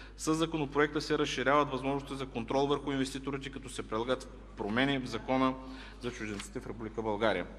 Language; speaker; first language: Bulgarian; non-native, local second language; Turkish